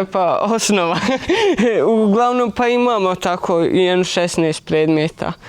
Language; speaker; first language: Bosnian; early bilingual, heritage; Bosnian